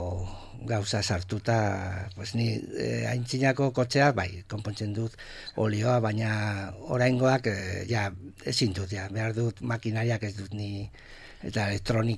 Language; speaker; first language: Basque; non-native, local second language; Spanish